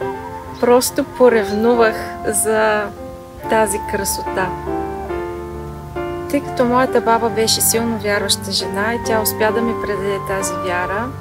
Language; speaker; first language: Bulgarian; native; Bulgarian